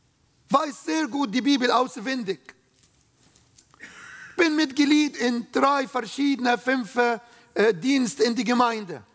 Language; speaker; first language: German; non-native, learner; Arabic